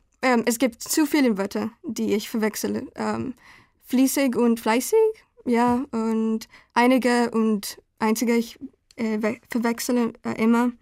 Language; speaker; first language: German; non-native, learner; Spanish